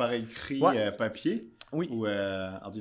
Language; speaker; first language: French; native; French